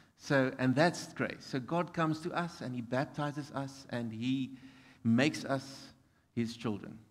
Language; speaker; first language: English; non-native, local second language; Afrikaans